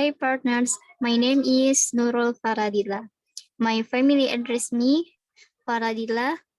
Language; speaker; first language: English; non-native, learner; Indonesian